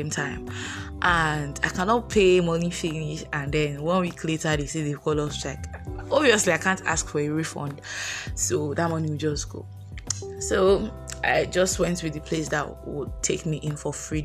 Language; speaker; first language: English; non-native, local second language; Yoruba